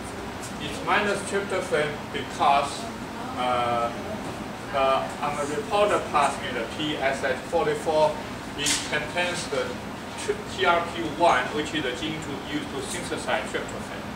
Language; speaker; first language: English; non-native, fluent; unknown